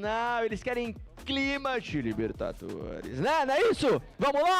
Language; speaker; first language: Portuguese; native; Portuguese